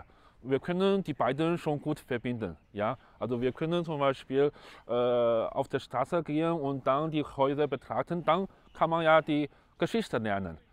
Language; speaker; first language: German; non-native, fluent; Chinese